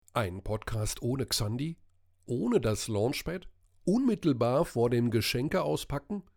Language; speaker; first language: German; native; German